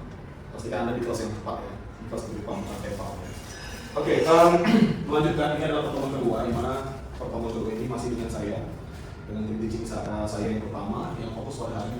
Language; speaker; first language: Indonesian; native; Indonesian